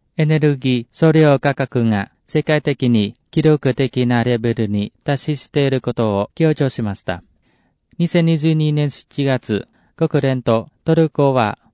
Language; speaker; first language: Japanese; non-native, fluent; Vietnamese